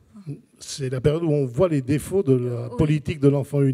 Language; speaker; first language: French; native; French